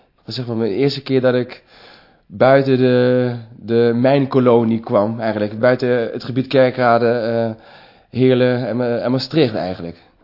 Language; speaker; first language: Dutch; native; Dutch